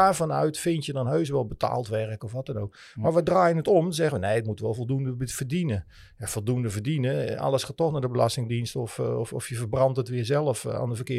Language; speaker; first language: Dutch; native; Dutch